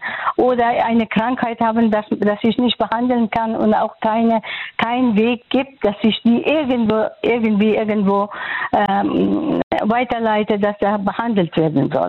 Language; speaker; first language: German; non-native, fluent; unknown